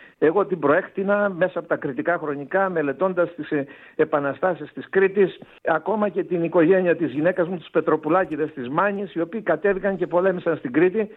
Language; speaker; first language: Greek; native; Greek